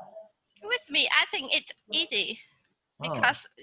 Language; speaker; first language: English; non-native, learner; Vietnamese